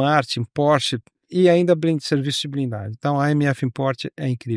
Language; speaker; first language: Portuguese; native; Portuguese